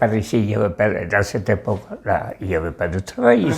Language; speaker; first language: French; non-native, local second language; Basque